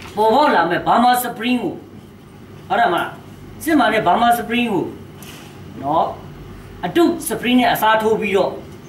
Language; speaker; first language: Burmese; non-native, local second language; S'gaw Karen